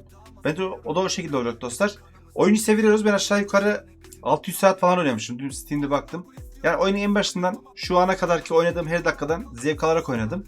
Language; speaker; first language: Turkish; native; Turkish